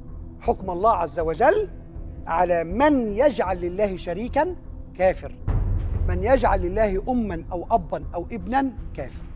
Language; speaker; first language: Arabic; native; Arabic